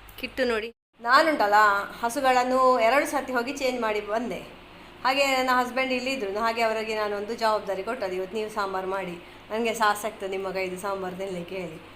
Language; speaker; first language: Kannada; non-native, local second language; Tulu